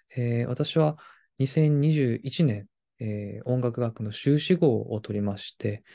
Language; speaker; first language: Japanese; non-native, fluent; Korean